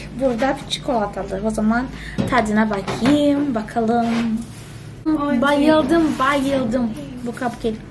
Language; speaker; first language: Turkish; non-native, fluent; Portuguese